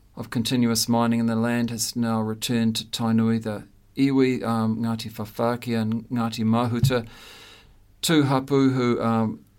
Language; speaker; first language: English; native; English